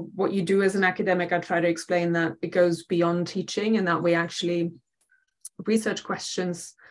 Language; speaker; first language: English; non-native, fluent; German